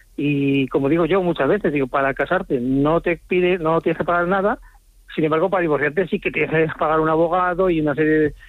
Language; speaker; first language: Spanish; native; Spanish